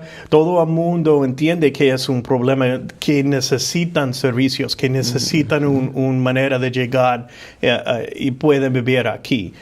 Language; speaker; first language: Spanish; non-native, fluent; English